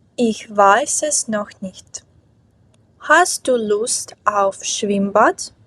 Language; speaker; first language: German; non-native, fluent; Ukrainian